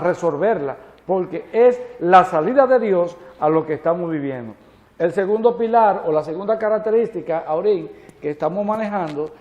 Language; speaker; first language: Spanish; native; Spanish